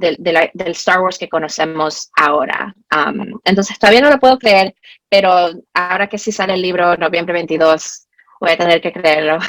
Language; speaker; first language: Spanish; early bilingual, heritage; Spanish